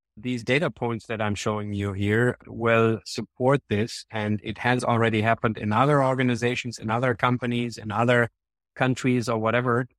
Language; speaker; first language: English; non-native, fluent; German